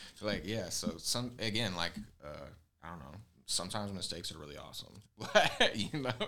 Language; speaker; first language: English; native; English